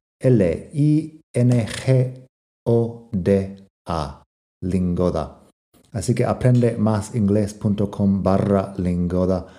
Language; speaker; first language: Spanish; non-native, fluent; English